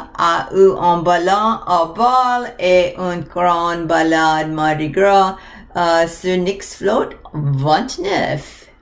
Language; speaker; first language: French; non-native, learner; English